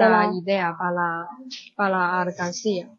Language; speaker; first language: Spanish; non-native, learner; Chinese